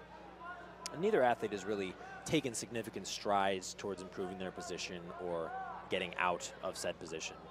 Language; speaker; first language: English; native; English